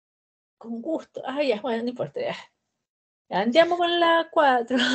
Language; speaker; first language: Italian; non-native, learner; Spanish